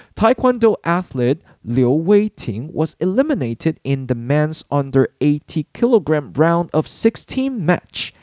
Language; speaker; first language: English; non-native, fluent; Chinese